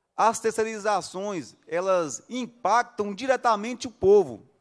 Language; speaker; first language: Portuguese; native; Portuguese